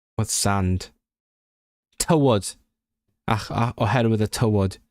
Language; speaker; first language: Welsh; non-native, learner; English